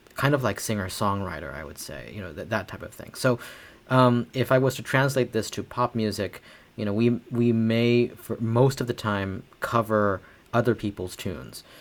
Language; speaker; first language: English; non-native, fluent; Chinese